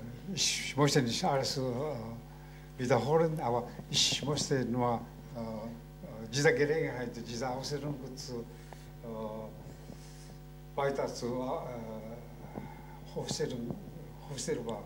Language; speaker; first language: German; non-native, learner; Japanese